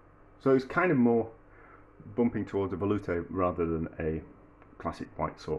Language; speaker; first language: English; native; English